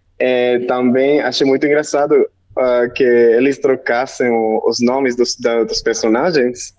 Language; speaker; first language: Portuguese; non-native, learner; Spanish